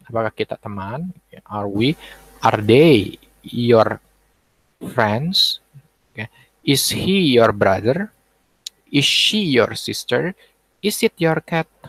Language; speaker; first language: English; non-native, fluent; Indonesian